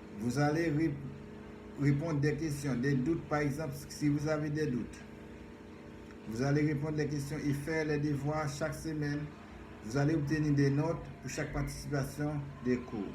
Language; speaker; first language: French; non-native, fluent; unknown